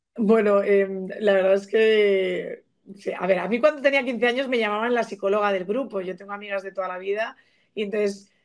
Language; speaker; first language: Spanish; native; Spanish